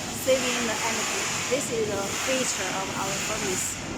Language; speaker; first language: English; non-native, learner; Chinese